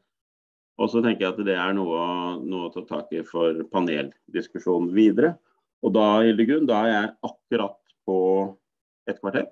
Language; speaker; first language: Norwegian; native; Norwegian